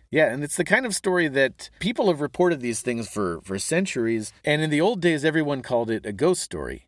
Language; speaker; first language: English; native; English